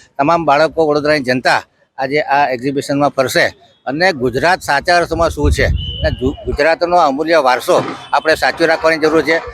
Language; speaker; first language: Gujarati; native; Gujarati